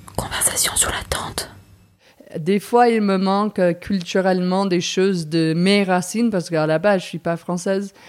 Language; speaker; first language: French; non-native, fluent; English